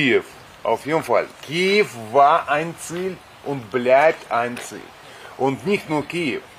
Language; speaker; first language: German; non-native, fluent; Russian